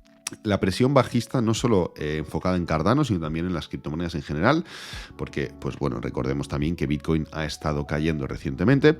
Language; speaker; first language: Spanish; native; Spanish